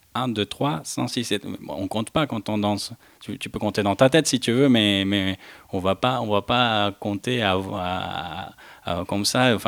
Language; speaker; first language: French; non-native, fluent; Spanish